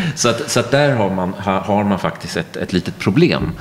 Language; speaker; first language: Swedish; non-native, fluent; French